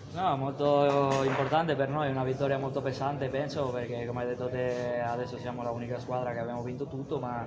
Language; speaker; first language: Italian; non-native, fluent; Spanish